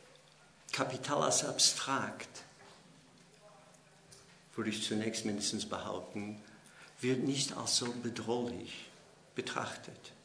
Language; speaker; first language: German; non-native, fluent; English